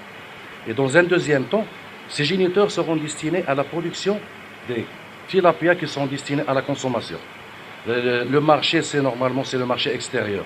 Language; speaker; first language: French; non-native, local second language; Arabic